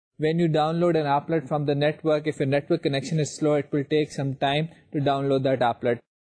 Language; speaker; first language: English; non-native, local second language; Urdu